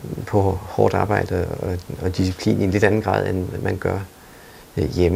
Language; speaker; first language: Danish; native; Danish